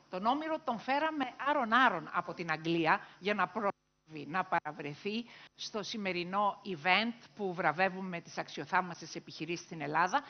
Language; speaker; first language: Greek; native; Greek